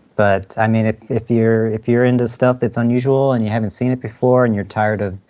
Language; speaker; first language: English; native; English